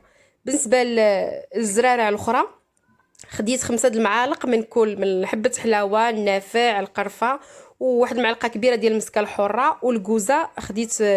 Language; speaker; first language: Arabic; native; Arabic